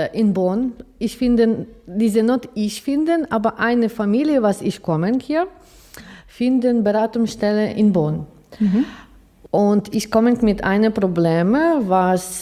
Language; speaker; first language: German; non-native, learner; Ukrainian